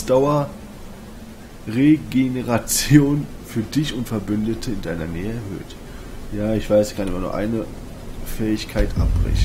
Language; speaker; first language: German; native; German